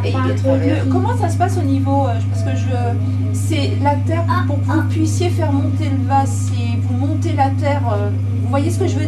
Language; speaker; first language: French; native; French